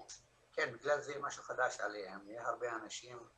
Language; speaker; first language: Hebrew; non-native, local second language; Arabic